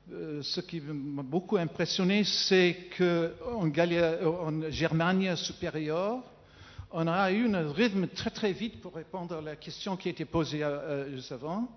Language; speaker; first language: French; non-native, fluent; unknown